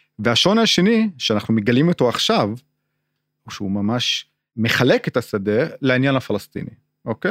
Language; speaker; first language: Hebrew; non-native, local second language; Arabic